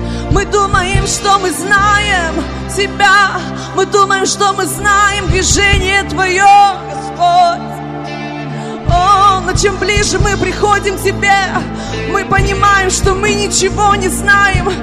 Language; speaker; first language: Russian; native; Russian